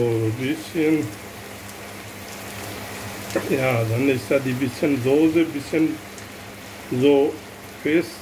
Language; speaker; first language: German; non-native, learner; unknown